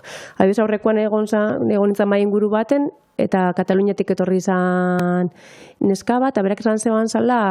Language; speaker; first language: Basque; native; Basque